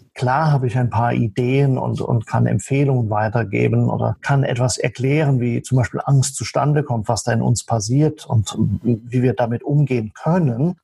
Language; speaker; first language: German; native; German